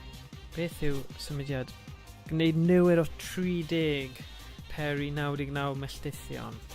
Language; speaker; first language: Welsh; non-native, local second language; English